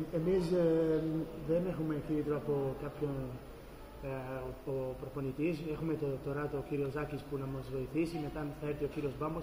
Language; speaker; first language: Greek; non-native, fluent; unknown